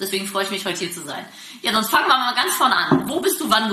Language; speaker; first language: German; native; German